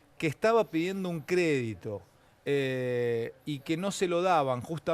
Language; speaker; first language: Spanish; native; Spanish